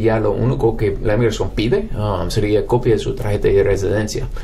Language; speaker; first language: Spanish; non-native, fluent; English